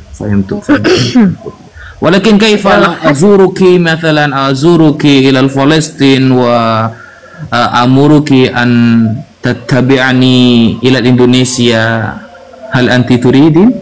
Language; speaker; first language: Arabic; non-native, learner; Indonesian